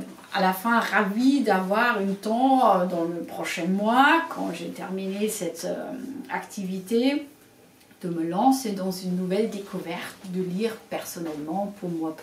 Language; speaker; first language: French; non-native, fluent; German